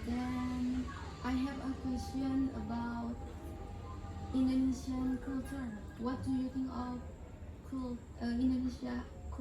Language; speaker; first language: English; non-native, learner; Indonesian